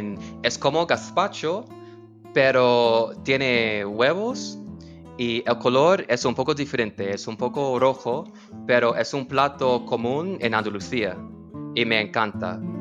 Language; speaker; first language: Spanish; non-native, learner; English